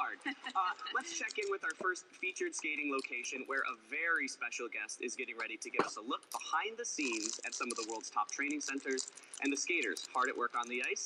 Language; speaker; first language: English; native; English